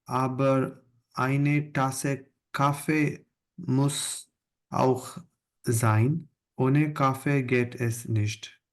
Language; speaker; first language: German; non-native, learner; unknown